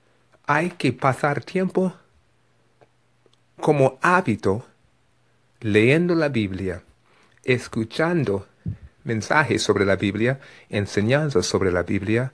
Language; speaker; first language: Spanish; non-native, fluent; English